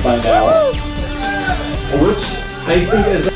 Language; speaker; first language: English; non-native, fluent; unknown